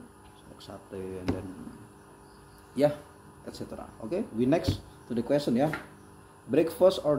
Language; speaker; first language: English; non-native, learner; Indonesian